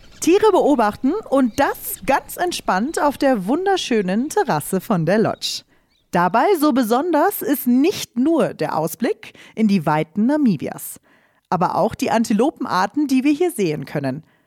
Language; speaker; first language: German; native; German